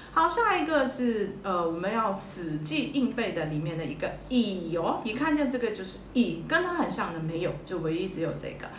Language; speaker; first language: Chinese; early bilingual, heritage; Chinese